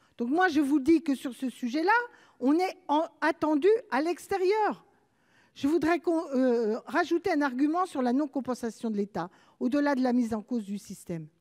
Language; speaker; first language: French; native; French